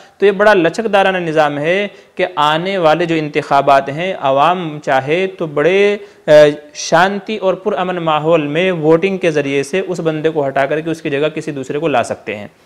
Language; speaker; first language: Urdu; native; Urdu